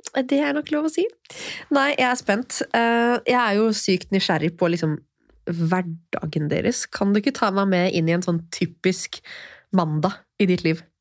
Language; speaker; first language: Norwegian; native; Norwegian